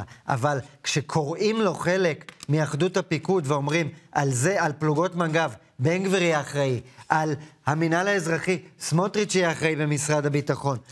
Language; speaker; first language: Hebrew; native; Hebrew